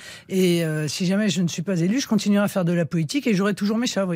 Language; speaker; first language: French; native; French